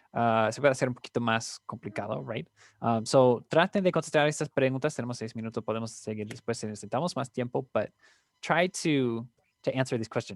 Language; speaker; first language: Spanish; non-native, fluent; English